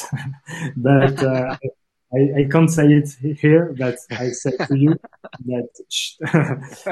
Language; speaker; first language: English; non-native, fluent; French